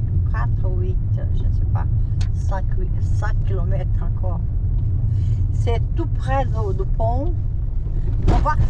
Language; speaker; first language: French; non-native, fluent; Portuguese